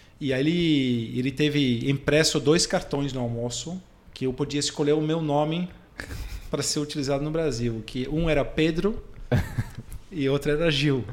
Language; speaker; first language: Portuguese; non-native, fluent; Dutch